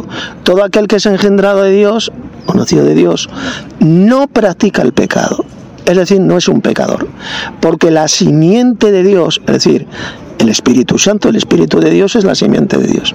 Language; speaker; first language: Spanish; native; Spanish